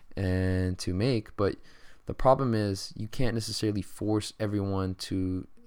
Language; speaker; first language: English; early bilingual, other home language; Spanish